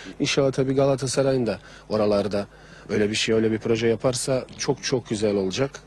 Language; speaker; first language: Turkish; non-native, fluent; Bosnian